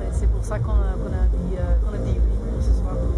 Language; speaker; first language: French; non-native, local second language; Dutch